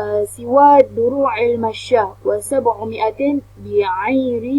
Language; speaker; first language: Arabic; non-native, learner; Malay